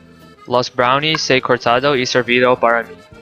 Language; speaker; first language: Spanish; non-native, learner; English